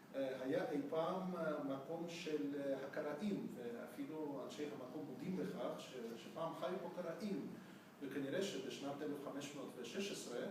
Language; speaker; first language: Hebrew; non-native, fluent; Russian